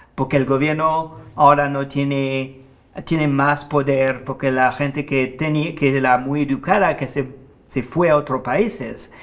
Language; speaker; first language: Spanish; non-native, fluent; French